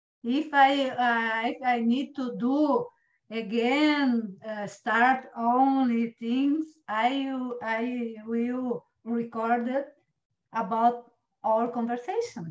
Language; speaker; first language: English; non-native, learner; Portuguese